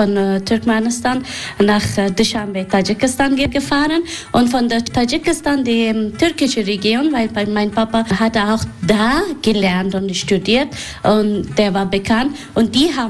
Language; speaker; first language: German; non-native, learner; Persian